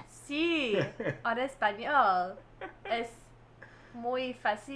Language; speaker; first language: Spanish; non-native, learner; English